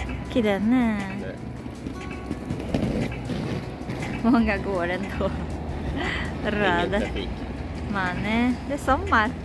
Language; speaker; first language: Swedish; non-native, learner; Japanese